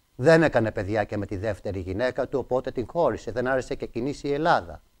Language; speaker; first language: Greek; native; Greek